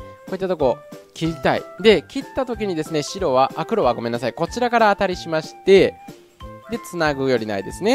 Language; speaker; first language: Japanese; native; Japanese